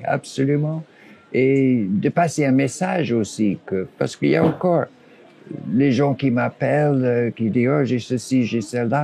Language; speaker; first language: French; non-native, fluent; English